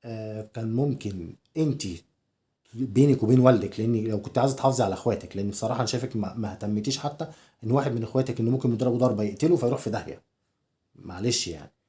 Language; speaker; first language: Arabic; native; Arabic